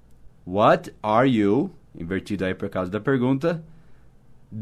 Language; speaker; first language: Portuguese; non-native, fluent; English